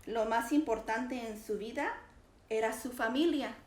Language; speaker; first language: Spanish; early bilingual, heritage; Spanish